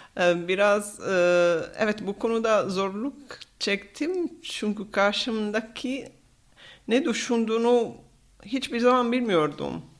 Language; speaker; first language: Turkish; non-native, fluent; Italian